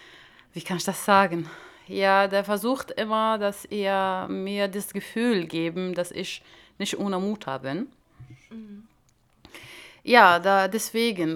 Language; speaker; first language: German; non-native, learner; Arabic